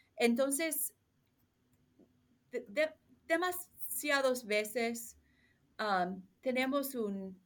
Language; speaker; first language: Spanish; non-native, learner; English